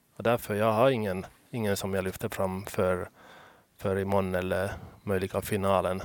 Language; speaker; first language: Swedish; non-native, local second language; Finnish